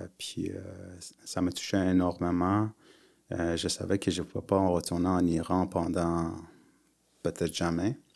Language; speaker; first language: French; early bilingual, other home language; Persian